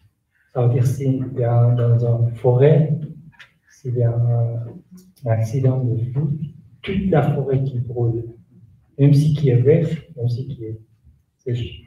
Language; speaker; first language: French; non-native, learner; Kurdish